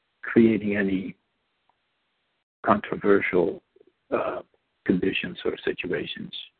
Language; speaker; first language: English; non-native, fluent; Dutch